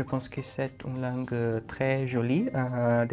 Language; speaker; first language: French; non-native, learner; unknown